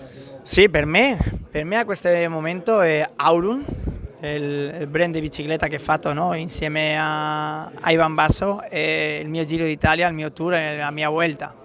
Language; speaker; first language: Italian; non-native, learner; Spanish